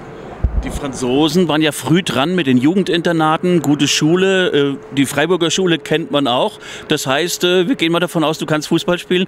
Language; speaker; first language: German; native; German